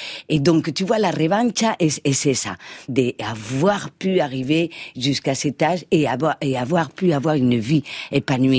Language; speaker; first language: French; non-native, fluent; Spanish